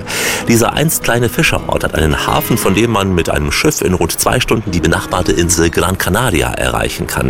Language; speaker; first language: German; native; German